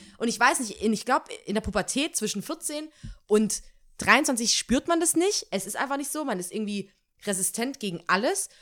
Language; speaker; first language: German; native; German